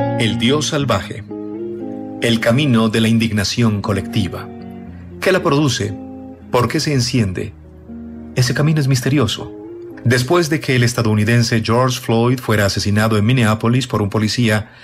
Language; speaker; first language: Spanish; native; Spanish